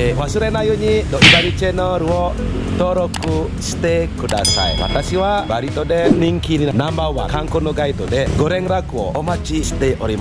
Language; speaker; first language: Japanese; non-native, learner; Indonesian